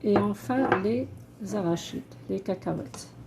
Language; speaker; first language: French; non-native, local second language; Arabic